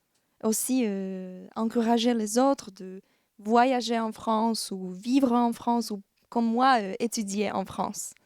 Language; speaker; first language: French; non-native, fluent; Slovak